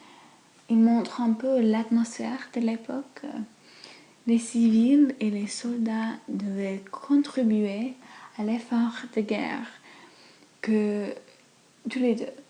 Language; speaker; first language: French; non-native, fluent; English